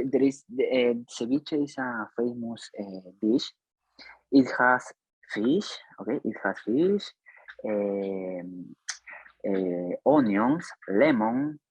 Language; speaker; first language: English; non-native, learner; Spanish